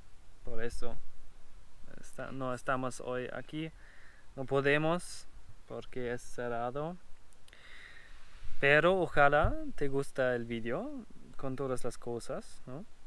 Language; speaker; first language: Spanish; non-native, learner; German